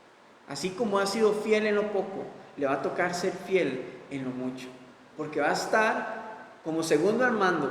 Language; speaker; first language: Spanish; native; Spanish